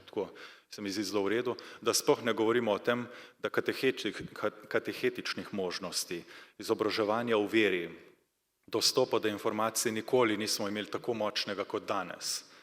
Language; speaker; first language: Slovenian; native; Slovenian